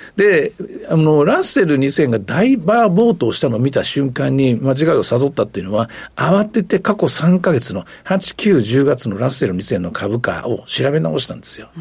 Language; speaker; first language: Japanese; native; Japanese